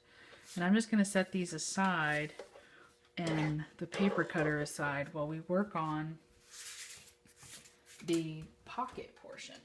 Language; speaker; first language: English; native; English